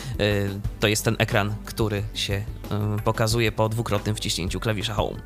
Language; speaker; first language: Polish; native; Polish